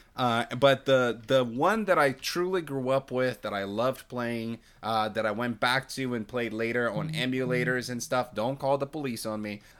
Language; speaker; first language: English; non-native, fluent; Portuguese